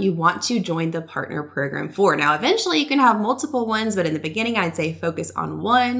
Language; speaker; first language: English; native; English